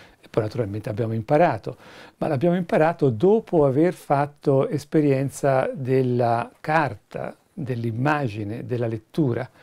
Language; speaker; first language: Italian; native; Italian